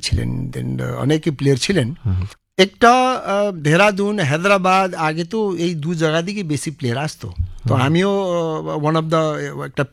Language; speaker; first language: Bangla; non-native, local second language; Nepali